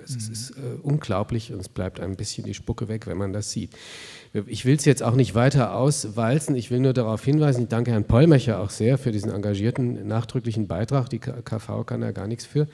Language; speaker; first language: German; native; German